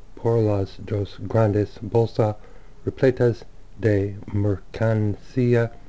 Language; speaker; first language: Spanish; non-native, learner; English